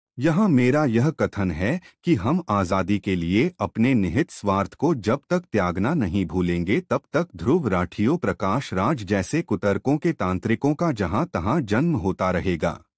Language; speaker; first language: Hindi; native; Hindi